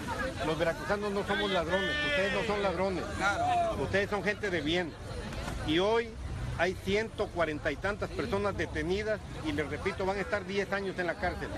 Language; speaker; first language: Spanish; native; Spanish